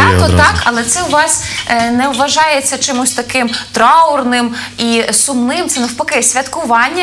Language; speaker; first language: Ukrainian; native; Ukrainian